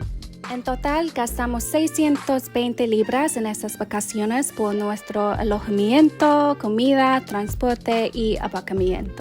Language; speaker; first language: Spanish; non-native, learner; English